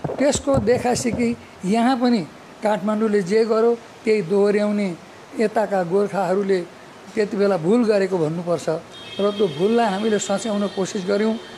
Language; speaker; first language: Nepali; native; Nepali